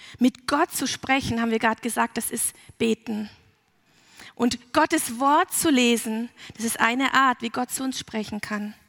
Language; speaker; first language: German; early bilingual, heritage; German